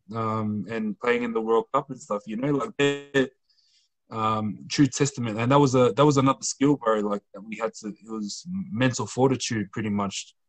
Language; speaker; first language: English; native; English